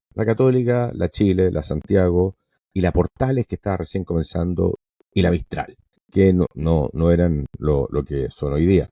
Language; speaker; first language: Spanish; non-native, local second language; English